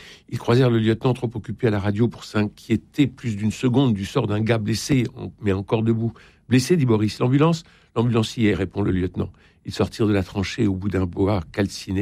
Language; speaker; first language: French; native; French